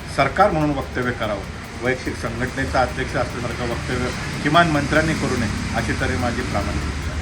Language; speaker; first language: Marathi; native; Marathi